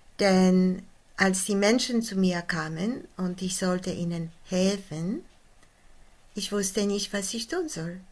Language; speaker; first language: German; non-native, fluent; Polish